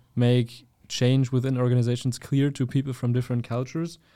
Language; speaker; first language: English; non-native, fluent; German